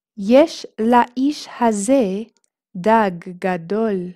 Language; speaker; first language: Hebrew; non-native, fluent; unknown